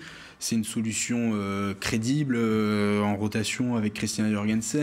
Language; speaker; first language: French; native; French